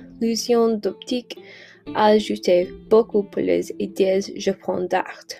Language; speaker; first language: French; non-native, learner; English